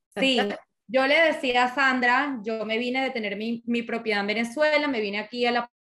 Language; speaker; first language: Spanish; native; Spanish